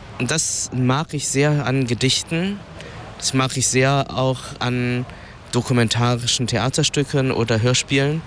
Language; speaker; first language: German; early bilingual, other home language; Vietnamese